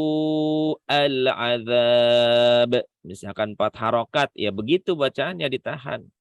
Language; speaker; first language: Indonesian; native; Indonesian